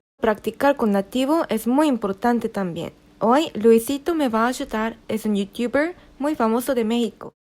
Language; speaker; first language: Spanish; non-native, fluent; Korean